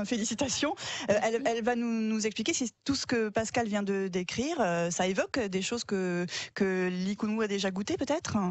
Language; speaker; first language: French; native; French